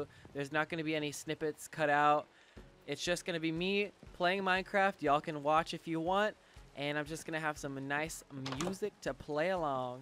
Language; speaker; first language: English; native; English